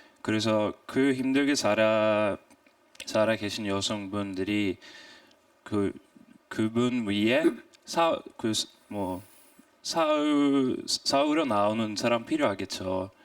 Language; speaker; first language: Korean; non-native, fluent; Swedish